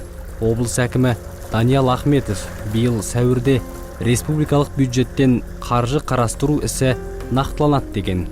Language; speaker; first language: Kazakh; native; Kazakh